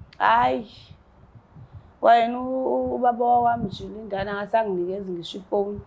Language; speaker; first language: Zulu; non-native, local second language; Xhosa